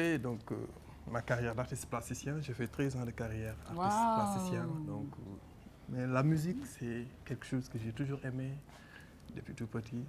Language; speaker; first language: French; non-native, local second language; Wolof